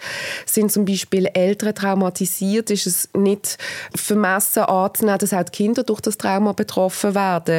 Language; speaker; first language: German; native; German